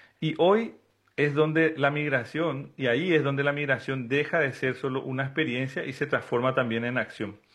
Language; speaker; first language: Spanish; native; Spanish